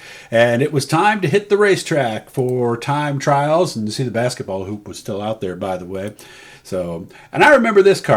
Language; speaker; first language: English; native; English